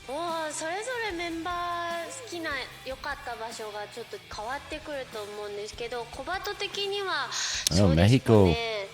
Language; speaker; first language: Japanese; native; Japanese